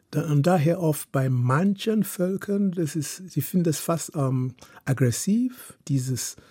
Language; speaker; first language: German; non-native, fluent; Yoruba